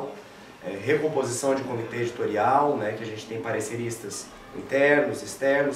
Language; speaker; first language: Portuguese; native; Portuguese